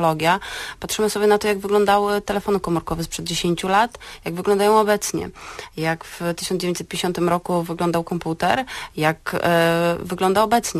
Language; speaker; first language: Polish; native; Polish